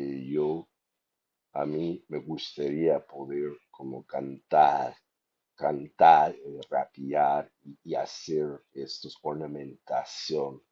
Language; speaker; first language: Spanish; non-native, fluent; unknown